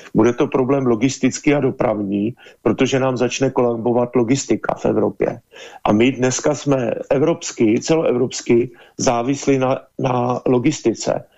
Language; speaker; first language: Czech; native; Czech